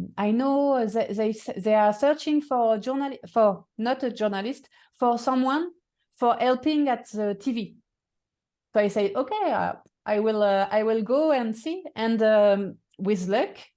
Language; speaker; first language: English; non-native, fluent; French